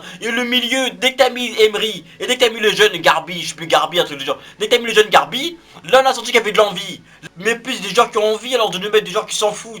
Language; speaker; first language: French; native; French